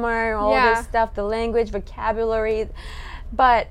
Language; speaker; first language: English; non-native, fluent; Russian